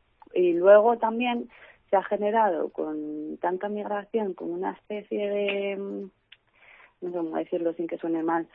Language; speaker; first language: Spanish; native; Spanish